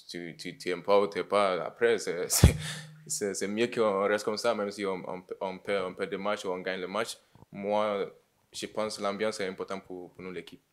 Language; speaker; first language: French; non-native, learner; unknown